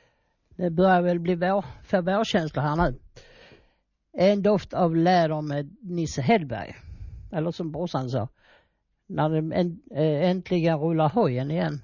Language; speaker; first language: Swedish; native; Swedish